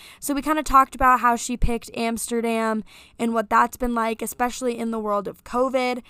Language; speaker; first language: English; native; English